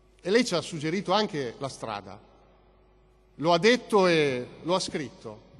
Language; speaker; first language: Italian; native; Italian